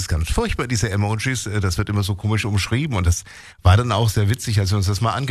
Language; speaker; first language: German; native; German